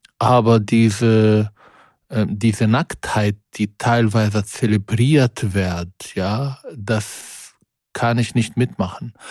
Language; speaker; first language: German; non-native, fluent; Arabic